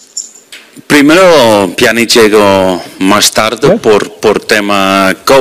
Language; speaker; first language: Spanish; non-native, fluent; Dutch